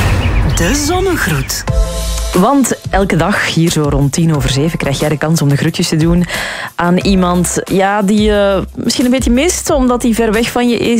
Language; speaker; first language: Dutch; native; Dutch